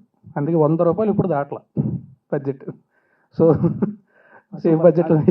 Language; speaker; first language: Telugu; native; Telugu